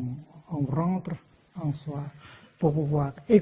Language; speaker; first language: French; non-native, fluent; Vietnamese